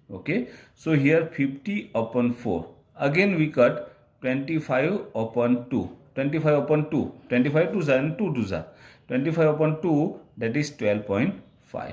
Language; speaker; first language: English; non-native, local second language; Gujarati